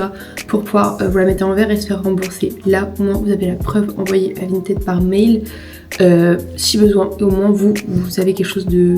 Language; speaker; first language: French; native; French